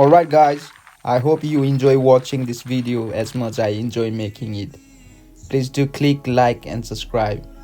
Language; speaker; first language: English; non-native, local second language; Nepali